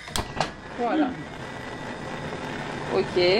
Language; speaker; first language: French; non-native, fluent; Persian